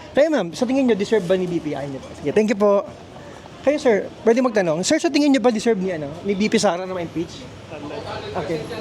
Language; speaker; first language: Filipino; native; Filipino